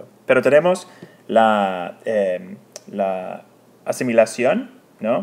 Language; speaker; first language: Spanish; non-native, fluent; English